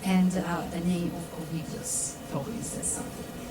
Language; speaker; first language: English; non-native, fluent; Romanian